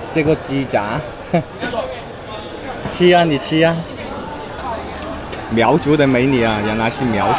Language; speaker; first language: Chinese; non-native, fluent; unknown